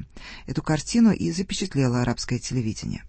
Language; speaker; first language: Russian; native; Russian